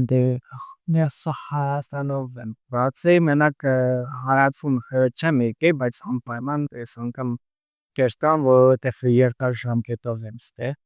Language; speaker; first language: Armenian; early bilingual, heritage; Armenian